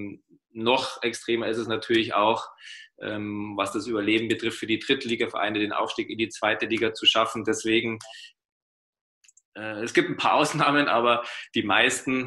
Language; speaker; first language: German; native; German